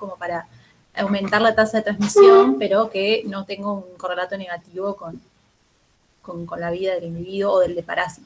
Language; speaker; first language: Spanish; native; Spanish